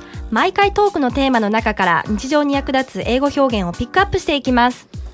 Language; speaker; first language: Japanese; native; Japanese